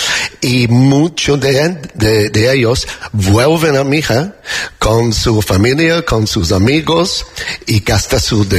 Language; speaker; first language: Spanish; non-native, learner; English